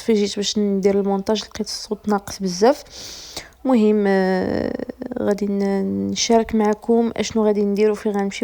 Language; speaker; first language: Arabic; native; Arabic